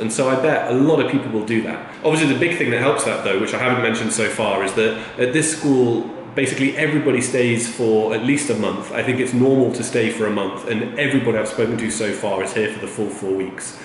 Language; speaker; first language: English; native; English